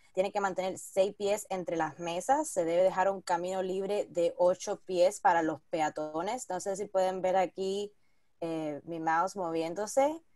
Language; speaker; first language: Spanish; early bilingual, heritage; Spanish